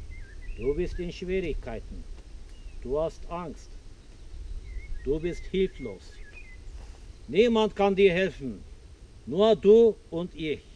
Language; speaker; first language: German; non-native, fluent; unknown